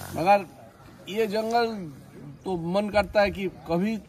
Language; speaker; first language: Hindi; non-native, local second language; Bangla